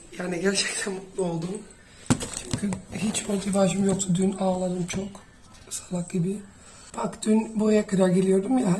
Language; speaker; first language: Turkish; early bilingual, heritage; Turkish